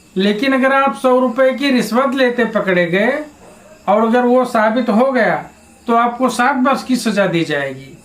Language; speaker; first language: Hindi; native; Hindi